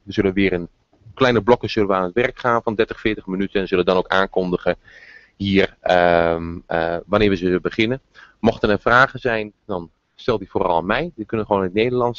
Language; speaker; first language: Dutch; native; Dutch